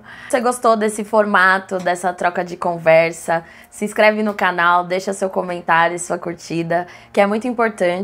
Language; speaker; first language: Portuguese; native; Portuguese